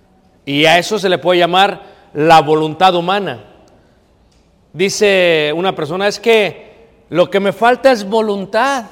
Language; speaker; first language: Spanish; native; Spanish